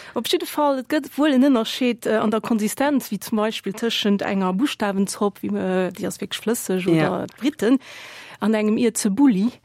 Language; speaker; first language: Luxembourgish; early bilingual, other home language; Portuguese